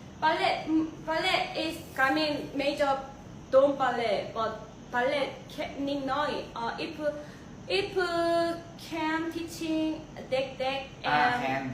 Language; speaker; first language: English; non-native, learner; Korean